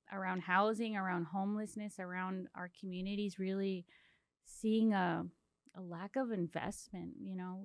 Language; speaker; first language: English; early bilingual, other home language; Spanish